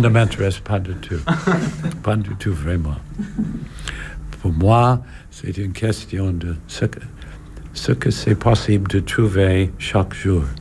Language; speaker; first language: French; non-native, learner; English